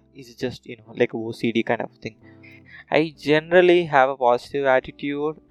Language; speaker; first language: English; non-native, local second language; Telugu